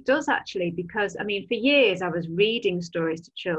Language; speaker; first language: English; native; English